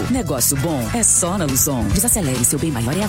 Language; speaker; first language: Portuguese; native; Portuguese